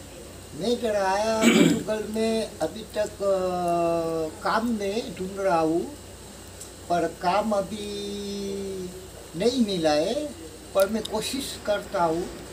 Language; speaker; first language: Hindi; early bilingual, heritage; Hindi